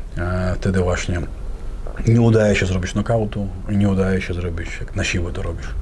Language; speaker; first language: Polish; non-native, fluent; Chechen